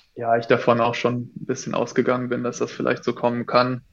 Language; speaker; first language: German; native; German